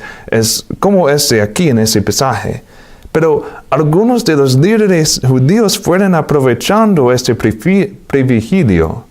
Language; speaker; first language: Spanish; non-native, fluent; English